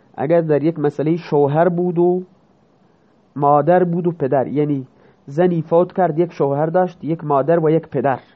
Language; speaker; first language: Persian; non-native, local second language; Baluchi